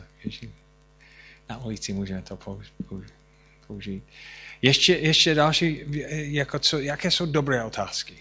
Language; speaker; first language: Czech; non-native, fluent; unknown